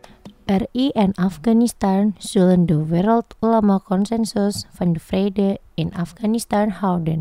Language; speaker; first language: Dutch; non-native, fluent; Indonesian